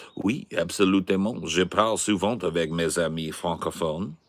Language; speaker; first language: French; non-native, learner; English